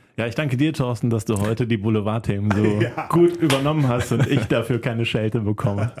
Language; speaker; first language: German; native; German